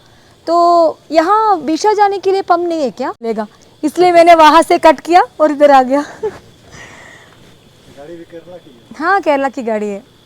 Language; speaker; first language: Hindi; non-native, local second language; Malayalam